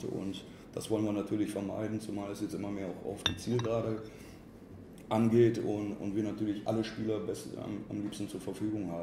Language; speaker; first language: German; native; German